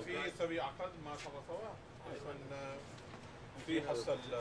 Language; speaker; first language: Arabic; non-native, learner; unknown